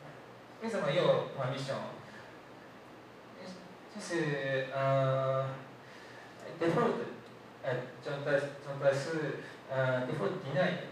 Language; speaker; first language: Chinese; non-native, learner; Japanese